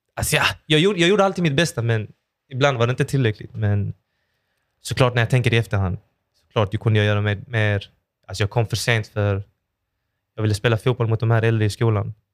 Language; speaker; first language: Swedish; early bilingual, other home language; Persian